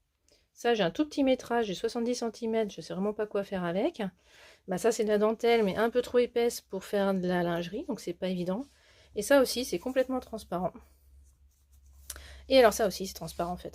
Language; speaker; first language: French; native; French